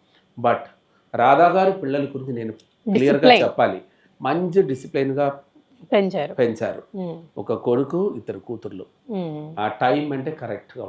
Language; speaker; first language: Telugu; non-native, local second language; Tamil